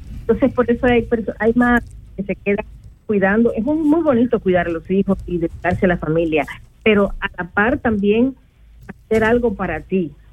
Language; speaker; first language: Spanish; native; Spanish